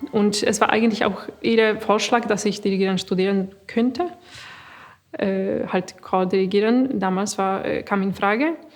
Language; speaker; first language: German; non-native, fluent; Polish